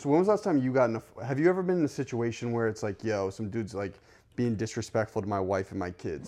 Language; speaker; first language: English; native; English